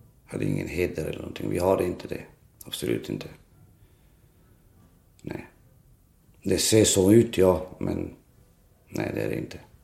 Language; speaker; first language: Swedish; early bilingual, other home language; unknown